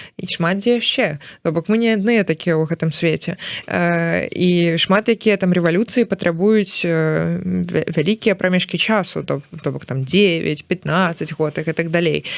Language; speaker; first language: Belarusian; native; Belarusian